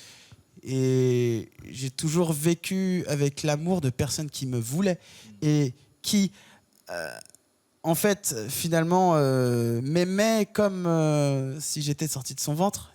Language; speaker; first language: French; native; French